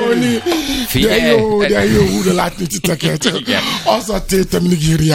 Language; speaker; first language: Hungarian; non-native, fluent; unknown